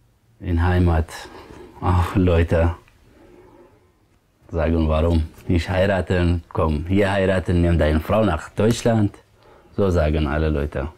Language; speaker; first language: German; non-native, learner; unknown